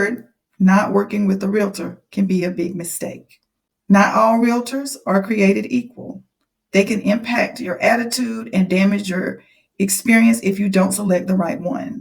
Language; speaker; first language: English; native; English